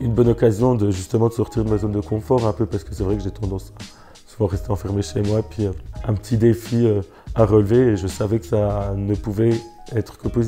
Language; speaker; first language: French; native; French